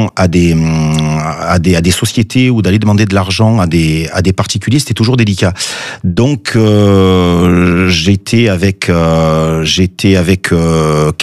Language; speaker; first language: French; native; French